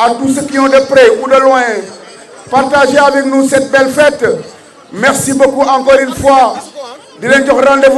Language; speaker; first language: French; non-native, local second language; Wolof